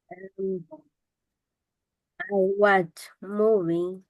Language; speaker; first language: English; non-native, learner; Spanish